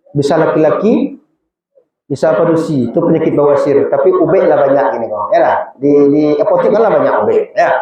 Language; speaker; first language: Malay; non-native, local second language; Minangkabau